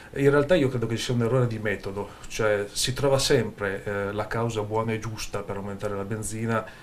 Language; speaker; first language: Italian; native; Italian